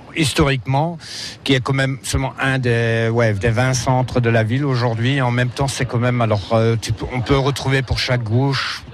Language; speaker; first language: French; non-native, fluent; German